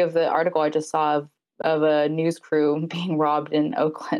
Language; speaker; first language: English; native; English